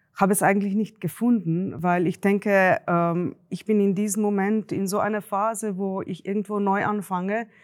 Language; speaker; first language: German; non-native, fluent; Slovenian